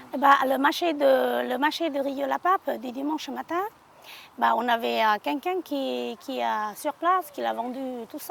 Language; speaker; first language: French; non-native, learner; Hmong